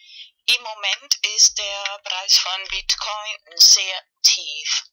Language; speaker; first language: German; non-native, fluent; Spanish